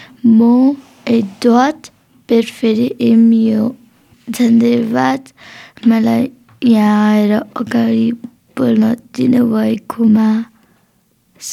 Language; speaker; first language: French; non-native, learner; Nepali